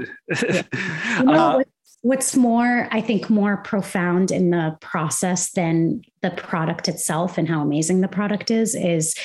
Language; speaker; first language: English; non-native, fluent; Arabic